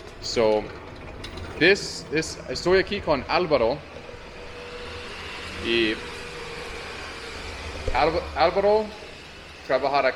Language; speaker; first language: Spanish; non-native, learner; English